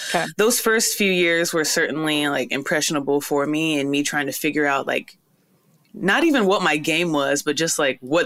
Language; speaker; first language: English; native; English